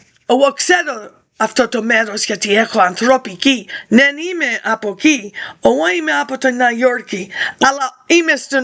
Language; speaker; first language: Greek; early bilingual, heritage; English